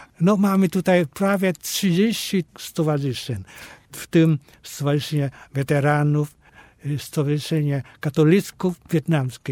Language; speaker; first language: Polish; non-native, fluent; Vietnamese